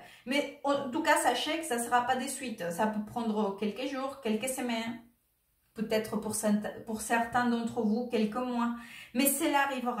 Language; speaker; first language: French; non-native, fluent; Spanish